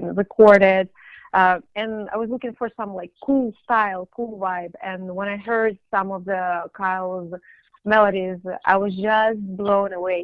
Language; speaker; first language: English; non-native, fluent; Russian